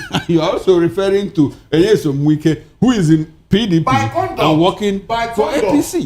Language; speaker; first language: English; non-native, local second language; Igbo